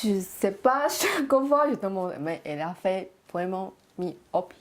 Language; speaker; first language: French; non-native, learner; Chinese